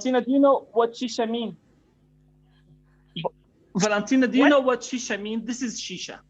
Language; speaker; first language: English; non-native, fluent; Arabic